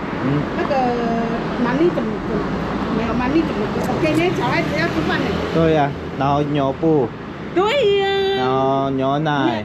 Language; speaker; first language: Chinese; non-native, learner; Filipino